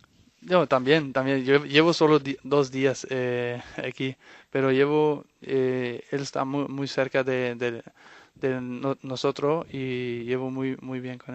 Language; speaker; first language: Spanish; non-native, fluent; Danish